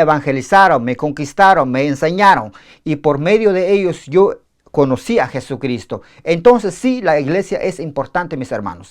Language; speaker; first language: Spanish; native; Spanish